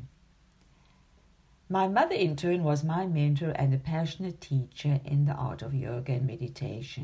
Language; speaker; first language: English; native; English